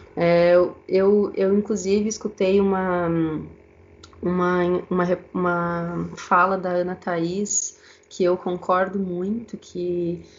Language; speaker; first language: Portuguese; native; Portuguese